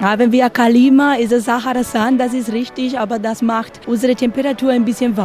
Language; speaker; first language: German; non-native, learner; Spanish